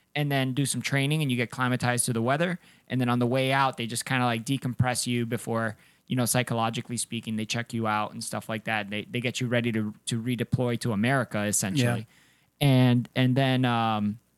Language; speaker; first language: English; non-native, fluent; Spanish